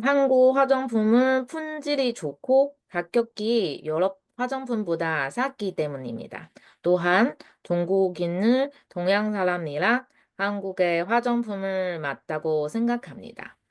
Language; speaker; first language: Korean; non-native, fluent; Chinese